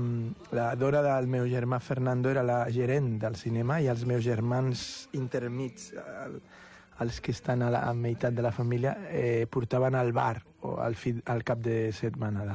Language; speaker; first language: Catalan; non-native, local second language; Spanish